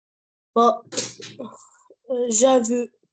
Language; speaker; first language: French; non-native, learner; Arabic